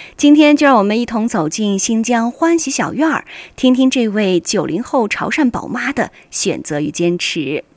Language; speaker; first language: Chinese; native; Chinese